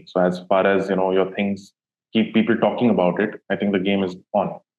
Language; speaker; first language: English; non-native, local second language; Hindi